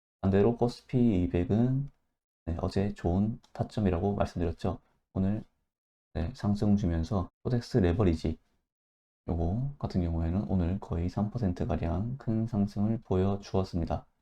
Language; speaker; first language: Korean; native; Korean